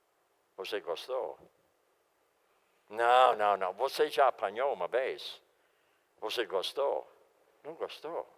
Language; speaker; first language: Portuguese; non-native, fluent; English